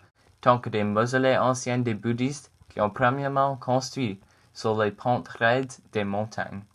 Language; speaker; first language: French; non-native, fluent; English